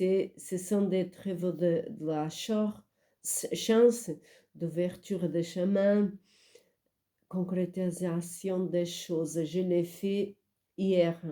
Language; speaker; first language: French; non-native, fluent; Portuguese